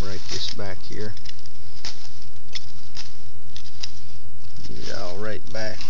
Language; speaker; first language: English; native; English